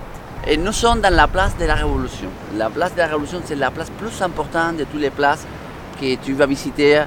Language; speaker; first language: French; non-native, fluent; Spanish